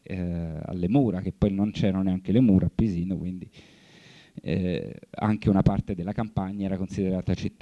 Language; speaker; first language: Italian; native; Italian